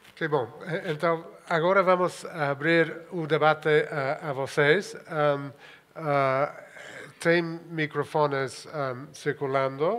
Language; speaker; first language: Portuguese; non-native, fluent; Spanish